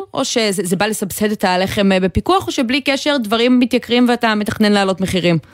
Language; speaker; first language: Hebrew; native; Hebrew